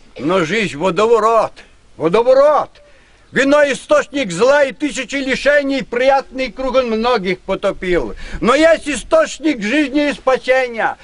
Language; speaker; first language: Russian; non-native, local second language; Ukrainian